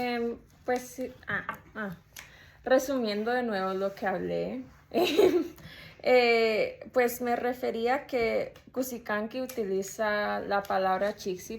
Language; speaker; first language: Spanish; early bilingual, heritage; Spanish